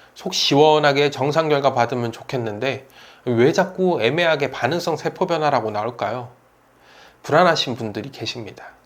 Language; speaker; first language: Korean; native; Korean